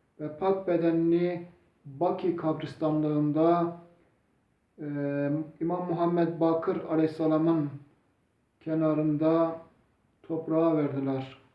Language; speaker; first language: Turkish; non-native, local second language; Zaza